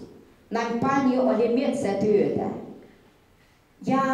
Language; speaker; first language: Finnish; early bilingual, heritage; Finnish